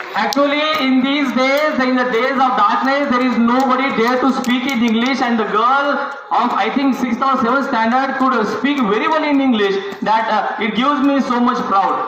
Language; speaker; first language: English; non-native, local second language; Marathi